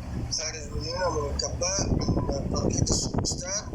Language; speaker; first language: Arabic; native; Arabic